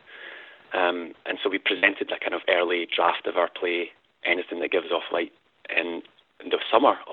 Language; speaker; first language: English; native; English